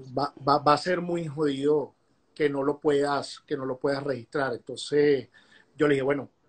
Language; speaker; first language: Spanish; native; Spanish